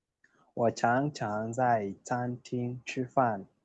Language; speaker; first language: Chinese; non-native, learner; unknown